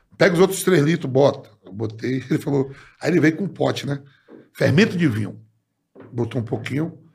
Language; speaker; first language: Portuguese; native; Portuguese